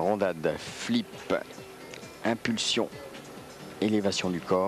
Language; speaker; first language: French; native; French